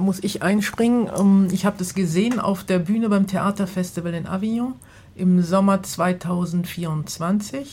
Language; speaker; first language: German; native; German